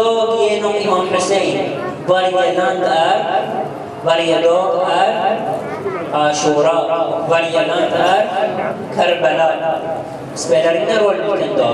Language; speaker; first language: Swedish; early bilingual, other home language; Arabic